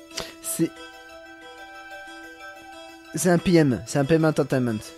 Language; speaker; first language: French; native; French